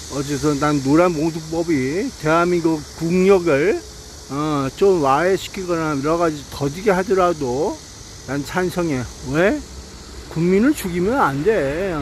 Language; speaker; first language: Korean; native; Korean